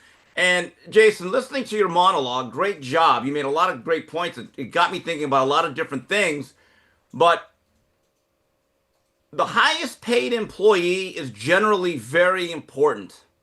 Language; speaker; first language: English; native; English